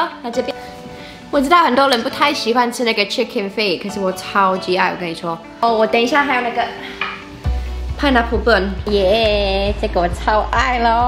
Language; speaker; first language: Chinese; non-native, fluent; English